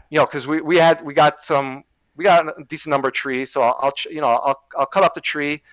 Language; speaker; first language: English; native; English